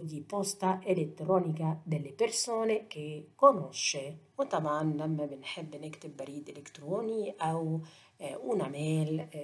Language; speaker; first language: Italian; non-native, fluent; Arabic